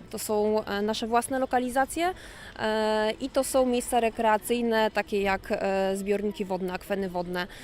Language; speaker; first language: Polish; native; Polish